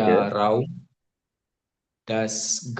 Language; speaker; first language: German; non-native, learner; Indonesian